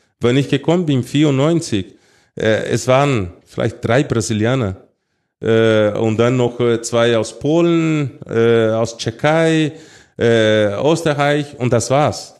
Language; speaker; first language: German; non-native, fluent; Portuguese